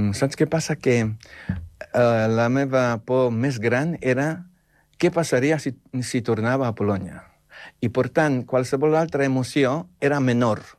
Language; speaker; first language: Catalan; non-native, fluent; Polish